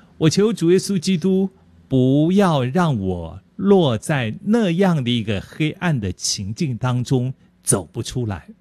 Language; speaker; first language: Chinese; native; Chinese